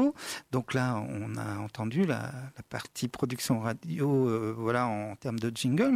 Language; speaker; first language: French; native; French